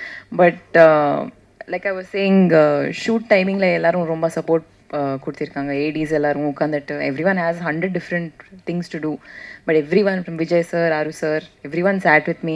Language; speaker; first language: Tamil; non-native, learner; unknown